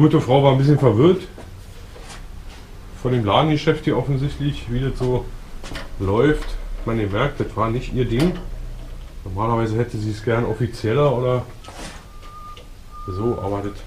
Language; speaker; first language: German; native; German